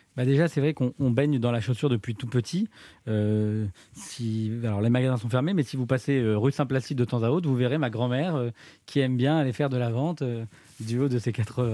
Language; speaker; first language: French; native; French